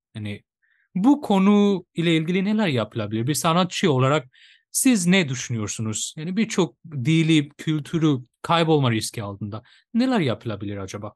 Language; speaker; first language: Turkish; non-native, fluent; Bangla